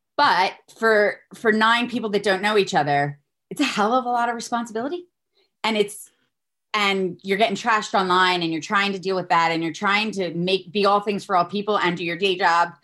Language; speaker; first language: English; native; English